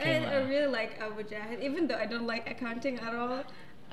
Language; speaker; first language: English; non-native, fluent; Arabic